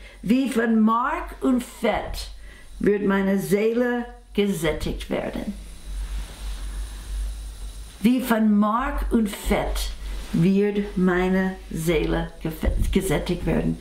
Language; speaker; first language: German; non-native, fluent; English